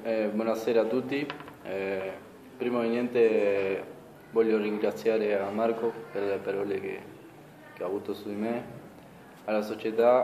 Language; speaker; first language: Italian; non-native, fluent; Spanish